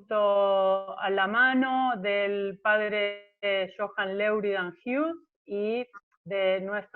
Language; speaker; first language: Spanish; native; Spanish